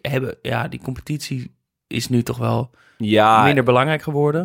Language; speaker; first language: Dutch; native; Dutch